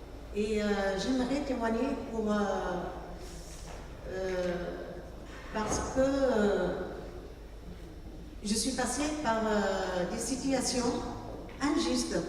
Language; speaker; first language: French; non-native, local second language; Arabic